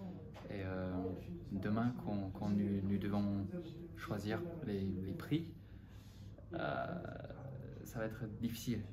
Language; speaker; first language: French; non-native, fluent; English